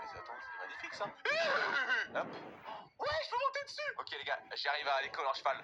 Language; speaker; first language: French; native; French